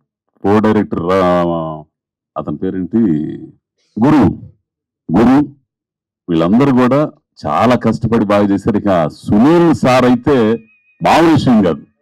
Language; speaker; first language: Telugu; native; Telugu